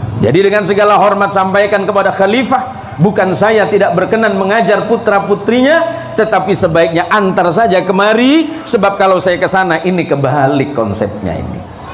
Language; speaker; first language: Indonesian; non-native, local second language; Madurese